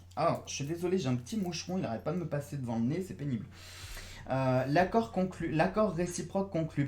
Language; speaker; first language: French; native; French